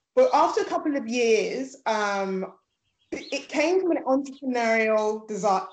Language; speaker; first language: English; early bilingual, other home language; Yoruba